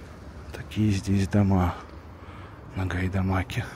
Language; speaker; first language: Russian; native; Russian